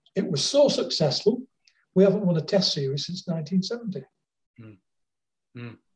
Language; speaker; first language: English; native; English